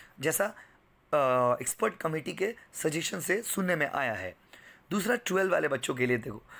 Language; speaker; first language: Hindi; native; Hindi